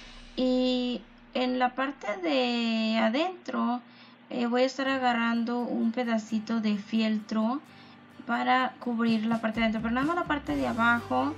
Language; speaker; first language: Spanish; native; Spanish